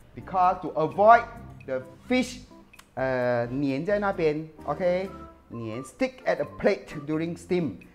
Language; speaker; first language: English; non-native, local second language; Chinese